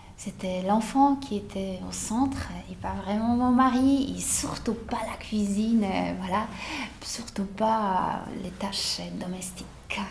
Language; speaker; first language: French; non-native, fluent; Polish